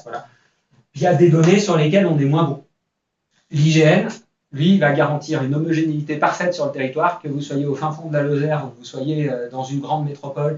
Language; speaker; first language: French; native; French